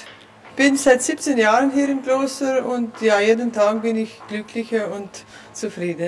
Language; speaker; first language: German; non-native, fluent; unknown